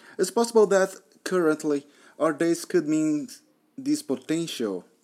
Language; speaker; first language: English; non-native, learner; Portuguese